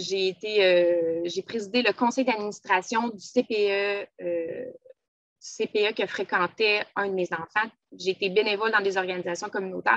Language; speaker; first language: French; native; French